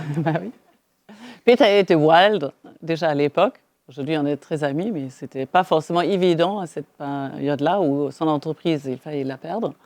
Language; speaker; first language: French; non-native, fluent; German